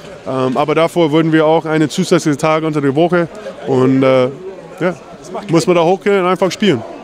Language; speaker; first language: German; non-native, learner; English